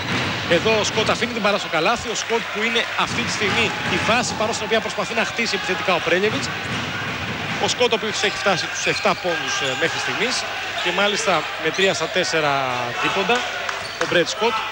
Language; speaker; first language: Greek; native; Greek